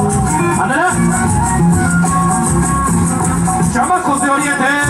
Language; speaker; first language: Spanish; native; Spanish